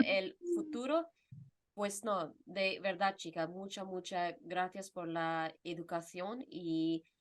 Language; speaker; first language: Spanish; non-native, fluent; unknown